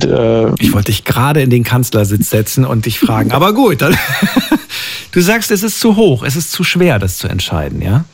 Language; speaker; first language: German; native; German